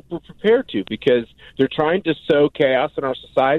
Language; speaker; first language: English; native; English